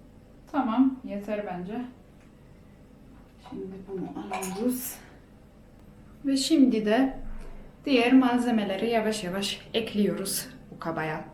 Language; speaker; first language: Turkish; non-native, fluent; Polish